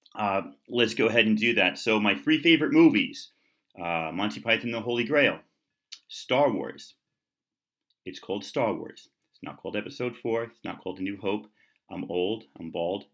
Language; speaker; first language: English; native; English